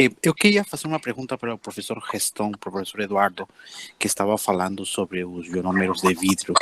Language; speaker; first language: Portuguese; non-native, fluent; Spanish